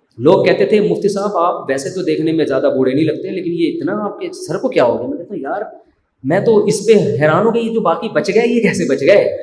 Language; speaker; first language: Urdu; native; Urdu